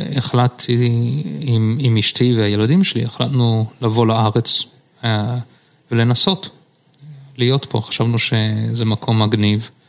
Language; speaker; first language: Hebrew; early bilingual, heritage; Hebrew